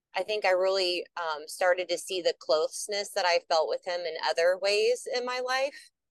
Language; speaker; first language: English; native; English